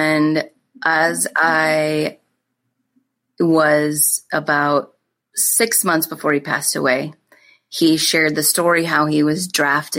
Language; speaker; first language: English; native; English